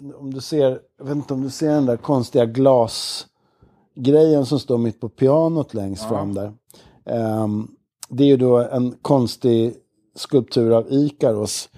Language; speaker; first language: Swedish; native; Swedish